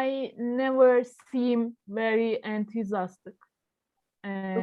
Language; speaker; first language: English; non-native, learner; Turkish